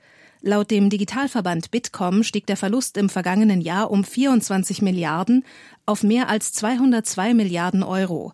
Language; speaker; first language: German; native; German